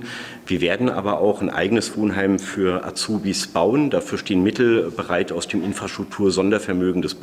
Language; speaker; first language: German; native; German